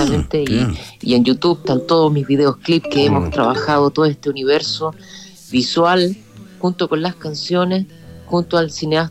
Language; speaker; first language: Spanish; native; Spanish